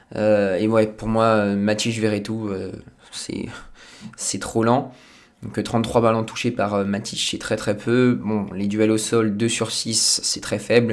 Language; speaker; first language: French; native; French